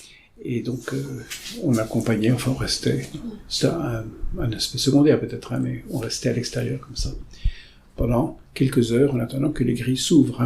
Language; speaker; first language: French; native; French